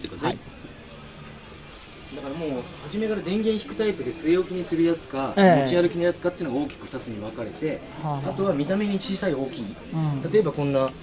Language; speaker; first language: Japanese; native; Japanese